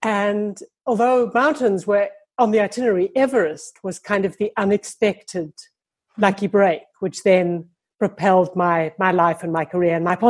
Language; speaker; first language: English; native; English